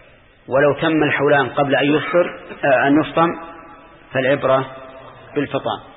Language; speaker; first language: Arabic; native; Arabic